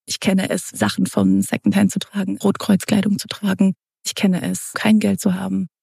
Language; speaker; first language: German; early bilingual, other home language; Romanian